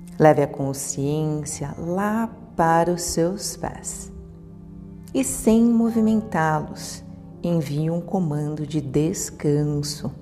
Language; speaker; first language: Portuguese; native; Portuguese